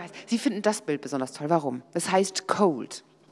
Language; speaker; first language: German; native; German